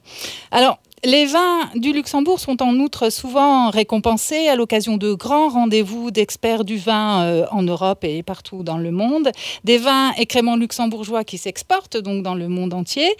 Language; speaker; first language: French; native; French